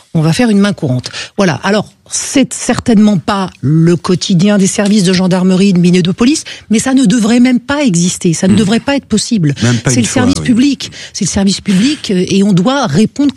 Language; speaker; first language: French; native; French